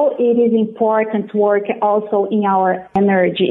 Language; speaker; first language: English; non-native, fluent; Portuguese